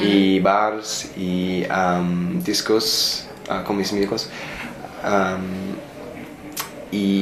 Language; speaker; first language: Spanish; non-native, learner; English